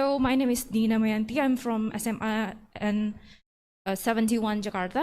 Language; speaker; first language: English; non-native, fluent; Indonesian